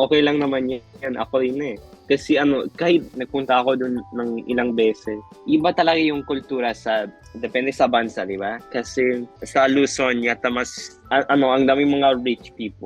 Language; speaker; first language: Filipino; non-native, fluent; Spanish